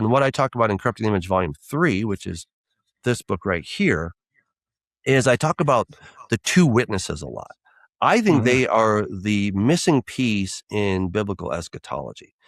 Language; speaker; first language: English; native; English